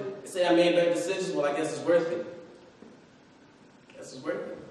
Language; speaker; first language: English; native; English